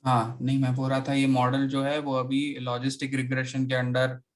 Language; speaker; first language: Hindi; non-native, local second language; Marathi